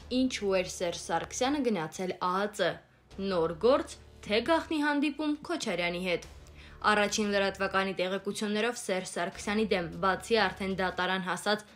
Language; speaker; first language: Armenian; native; Armenian